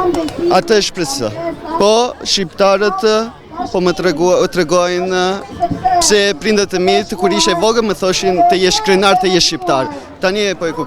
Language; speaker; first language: Albanian; early bilingual, heritage; Albanian